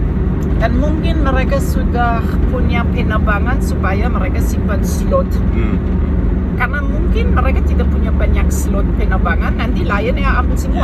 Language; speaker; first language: Indonesian; non-native, fluent; German